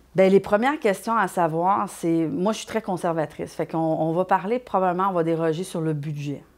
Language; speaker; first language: French; native; French